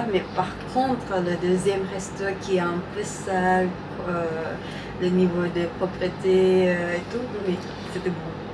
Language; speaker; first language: French; non-native, fluent; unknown